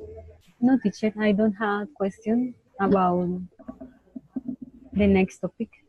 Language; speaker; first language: English; non-native, learner; Spanish